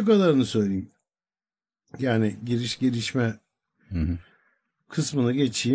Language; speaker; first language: Turkish; native; Turkish